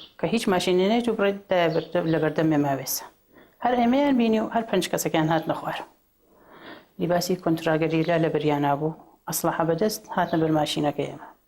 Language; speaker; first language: Central Kurdish; native; Central Kurdish